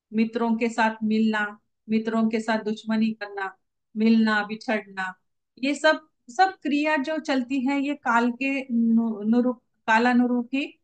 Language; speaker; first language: Hindi; non-native, local second language; Marathi